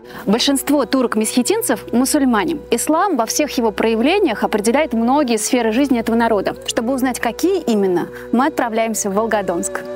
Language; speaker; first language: Russian; native; Russian